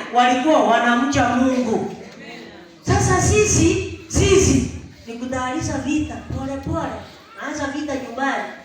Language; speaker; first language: Swahili; non-native, local second language; Gusii